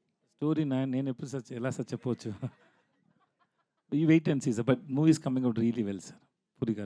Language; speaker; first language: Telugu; non-native, learner; Tamil